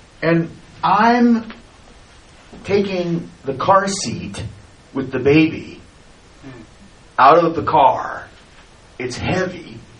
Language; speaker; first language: English; native; English